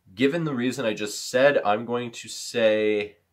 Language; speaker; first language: English; native; English